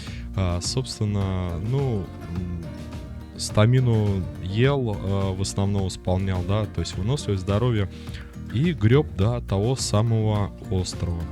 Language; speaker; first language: Russian; native; Russian